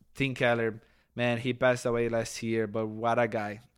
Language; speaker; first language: English; non-native, fluent; Portuguese